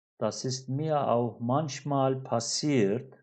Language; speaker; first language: German; non-native, fluent; Turkish